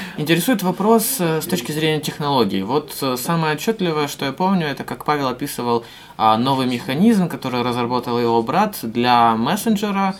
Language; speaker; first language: Russian; native; Russian